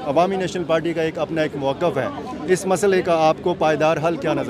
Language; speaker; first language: Hindi; non-native, local second language; Pashto